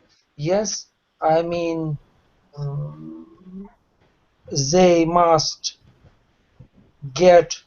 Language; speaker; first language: English; non-native, learner; Russian